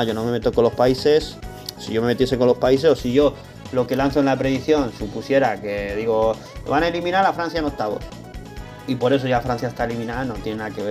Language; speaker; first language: Spanish; native; Spanish